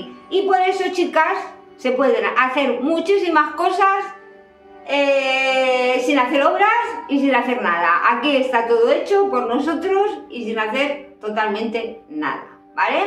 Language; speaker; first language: Spanish; native; Spanish